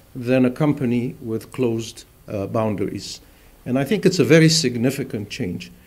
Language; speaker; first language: English; non-native, fluent; Arabic